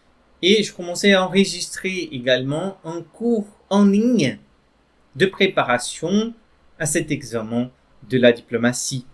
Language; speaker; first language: French; non-native, fluent; Portuguese